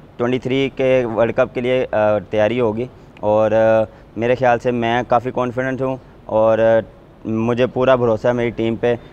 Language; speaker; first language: Urdu; non-native, local second language; Punjabi